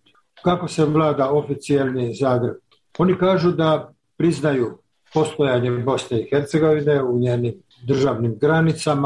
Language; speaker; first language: Serbian; native; Serbian